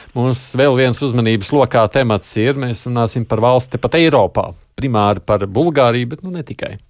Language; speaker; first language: Latvian; native; Latvian